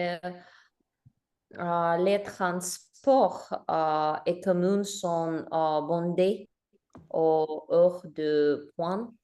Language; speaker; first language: French; non-native, learner; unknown